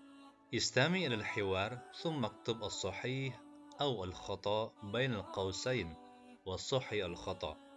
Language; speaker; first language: Arabic; non-native, fluent; Indonesian